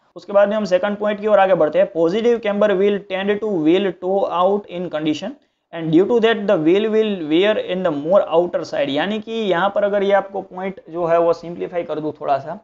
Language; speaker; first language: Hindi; non-native, local second language; Gujarati